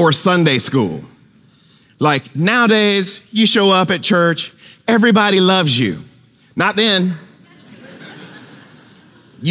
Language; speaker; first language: English; native; English